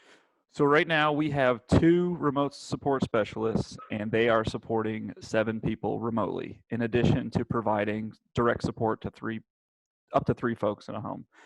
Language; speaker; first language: English; native; English